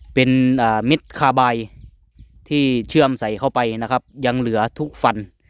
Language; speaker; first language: Thai; native; Thai